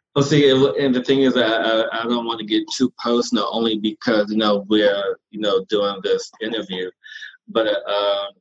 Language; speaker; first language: English; native; English